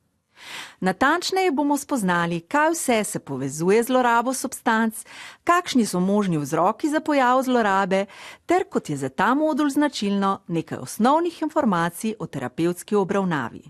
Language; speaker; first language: Slovenian; native; Slovenian